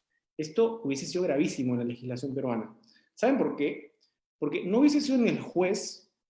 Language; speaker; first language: Spanish; native; Spanish